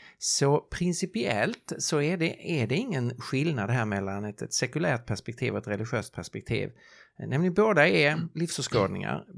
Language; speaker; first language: Swedish; native; Swedish